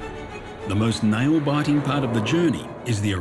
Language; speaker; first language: English; native; English